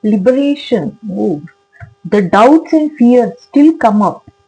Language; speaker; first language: English; non-native, local second language; Kannada